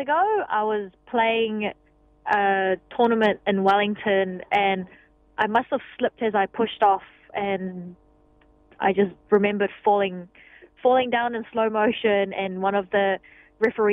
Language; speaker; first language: English; non-native, local second language; Cantonese